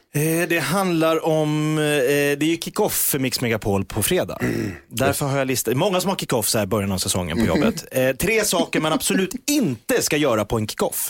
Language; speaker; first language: Swedish; native; Swedish